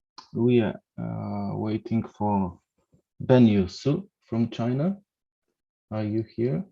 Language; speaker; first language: English; non-native, fluent; Polish